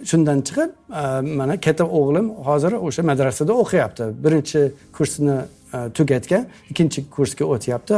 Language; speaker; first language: Uzbek; non-native, fluent; English